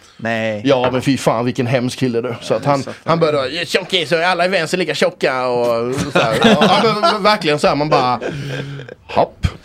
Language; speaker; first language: Swedish; native; Swedish